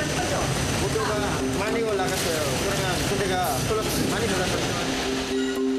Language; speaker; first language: Korean; non-native, learner; Khmer